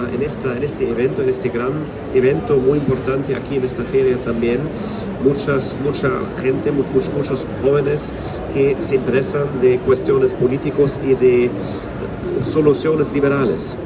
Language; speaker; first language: Spanish; non-native, fluent; German